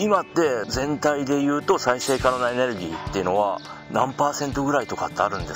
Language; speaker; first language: Japanese; native; Japanese